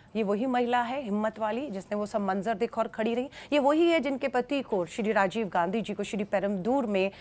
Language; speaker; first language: Hindi; native; Hindi